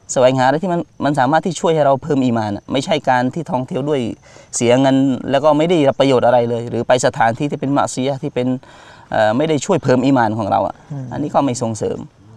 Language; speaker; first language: Thai; non-native, local second language; Malay